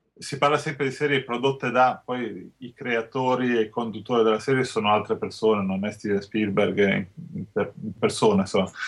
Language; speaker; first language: Italian; native; Italian